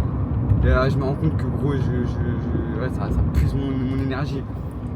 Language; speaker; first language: French; native; French